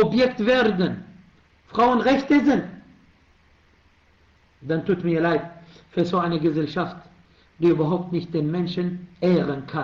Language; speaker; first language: German; non-native, fluent; Arabic